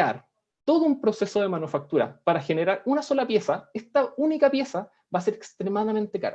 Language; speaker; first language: Spanish; native; Spanish